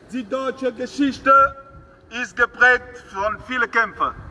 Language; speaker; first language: German; non-native, fluent; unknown